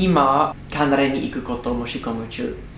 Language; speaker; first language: Japanese; non-native, learner; English